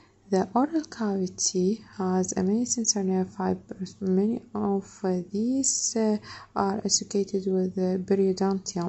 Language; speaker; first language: English; non-native, fluent; Arabic